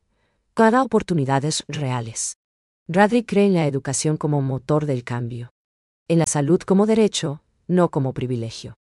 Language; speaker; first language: Spanish; native; Spanish